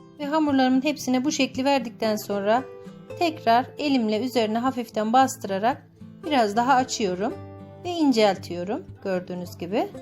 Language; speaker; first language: Turkish; native; Turkish